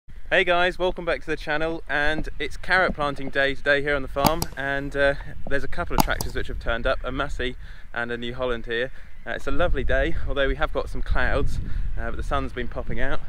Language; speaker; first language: English; native; English